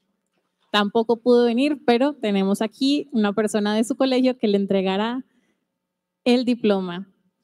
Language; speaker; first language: Spanish; native; Spanish